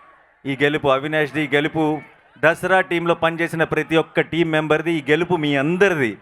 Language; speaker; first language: Telugu; native; Telugu